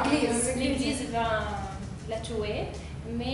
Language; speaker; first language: French; non-native, learner; Arabic